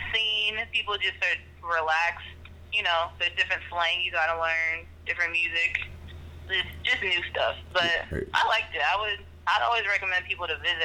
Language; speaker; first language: English; native; English